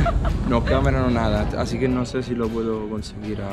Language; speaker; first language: Spanish; non-native, fluent; Italian